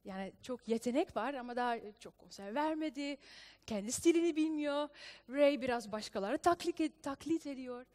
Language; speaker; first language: Turkish; early bilingual, heritage; Turkish